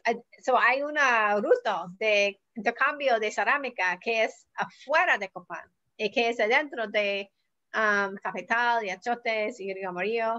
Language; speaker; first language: Spanish; non-native, learner; English